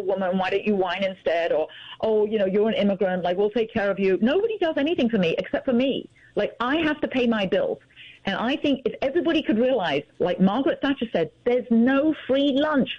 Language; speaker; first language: English; native; English